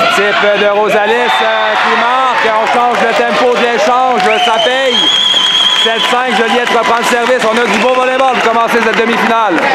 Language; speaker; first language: French; native; French